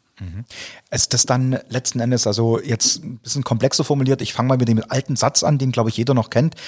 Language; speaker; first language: German; native; German